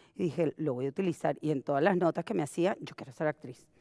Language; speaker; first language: Spanish; native; Spanish